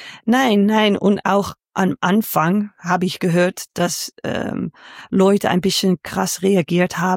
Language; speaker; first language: German; non-native, learner; Dutch